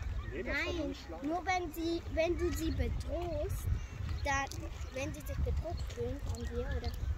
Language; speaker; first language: German; early bilingual, other home language; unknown